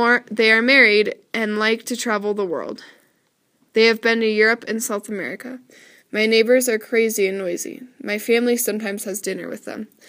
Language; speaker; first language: English; native; English